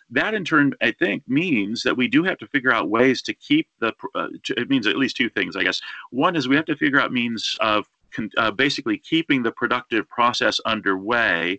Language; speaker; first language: English; native; English